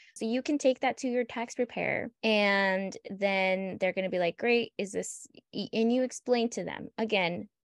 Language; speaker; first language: English; native; English